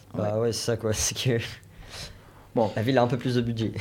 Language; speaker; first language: French; native; French